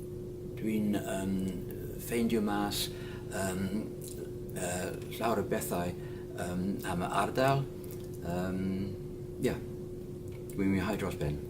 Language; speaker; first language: Welsh; non-native, learner; English